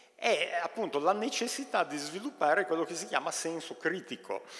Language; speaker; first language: Italian; native; Italian